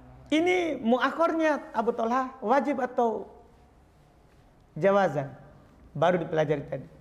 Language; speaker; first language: Indonesian; native; Indonesian